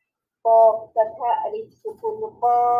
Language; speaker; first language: Arabic; non-native, learner; Bangla